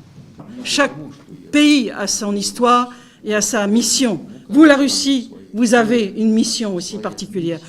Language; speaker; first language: French; native; French